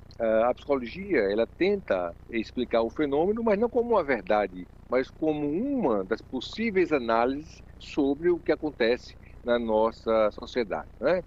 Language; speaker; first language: Portuguese; native; Portuguese